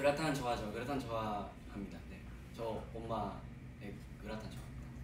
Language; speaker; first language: Korean; non-native, fluent; Japanese